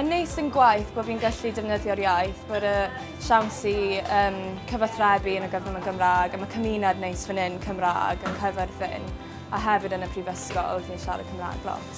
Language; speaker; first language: Welsh; native; Welsh